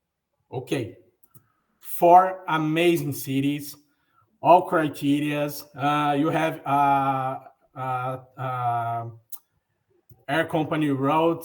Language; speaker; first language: English; non-native, learner; Portuguese